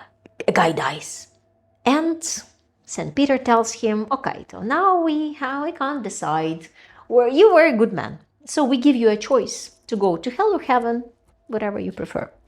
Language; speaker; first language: English; non-native, fluent; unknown